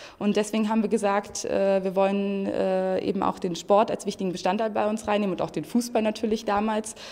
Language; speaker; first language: German; native; German